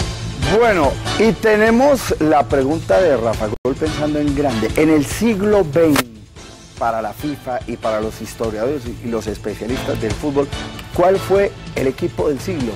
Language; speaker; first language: Spanish; native; Spanish